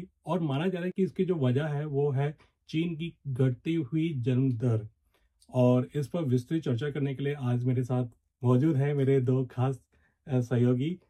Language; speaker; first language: Hindi; native; Hindi